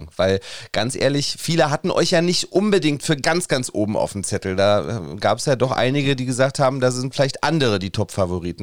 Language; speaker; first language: German; native; German